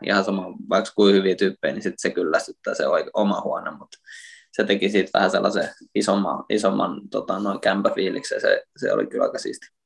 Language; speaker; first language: Finnish; native; Finnish